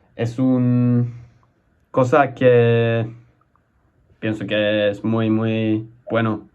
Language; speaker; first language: Spanish; non-native, learner; English